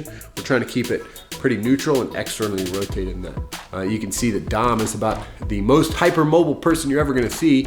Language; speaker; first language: English; native; English